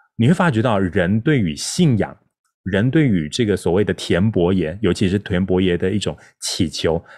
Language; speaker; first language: Chinese; non-native, local second language; Min Nan Chinese